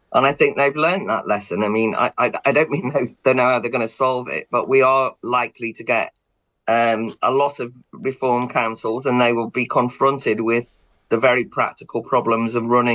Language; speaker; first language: English; native; English